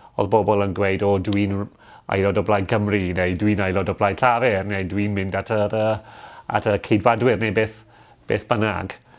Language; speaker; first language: Welsh; non-native, local second language; English